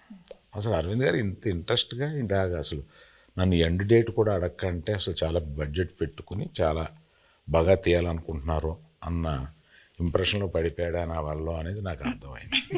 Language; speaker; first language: Telugu; native; Telugu